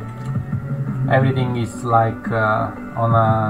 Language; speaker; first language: English; non-native, fluent; Italian